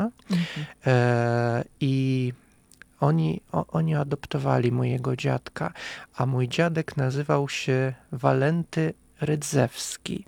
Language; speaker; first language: Polish; non-native, fluent; Russian